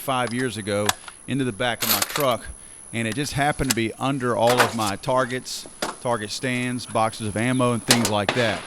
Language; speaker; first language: English; native; English